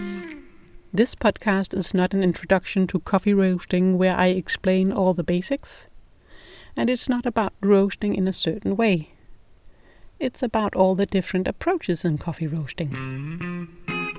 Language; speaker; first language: English; non-native, fluent; Danish